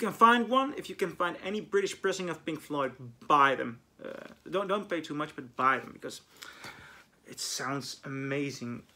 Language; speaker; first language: English; non-native, fluent; Dutch